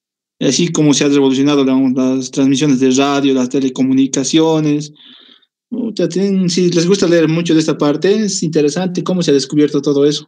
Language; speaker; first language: Spanish; native; Spanish